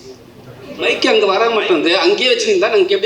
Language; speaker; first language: Tamil; non-native, local second language; Malayalam